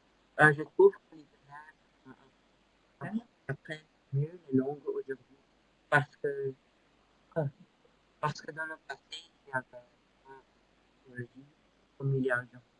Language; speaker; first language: French; non-native, learner; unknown